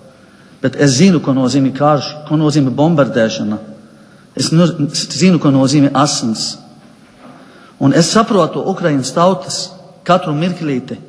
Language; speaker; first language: Latvian; non-native, fluent; Arabic